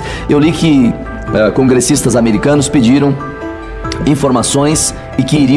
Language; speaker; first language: Portuguese; native; Portuguese